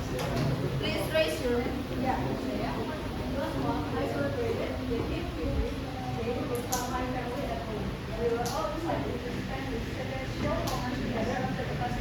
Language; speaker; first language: English; non-native, fluent; Indonesian